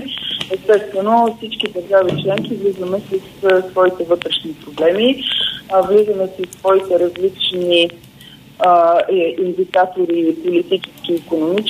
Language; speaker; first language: Bulgarian; native; Bulgarian